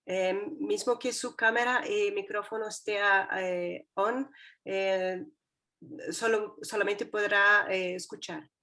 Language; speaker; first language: Spanish; non-native, fluent; Portuguese